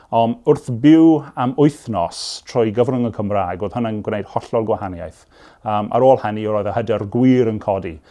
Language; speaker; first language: Welsh; non-native, local second language; English